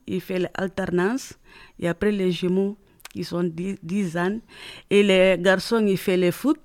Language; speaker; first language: French; non-native, learner; Upper Guinea Crioulo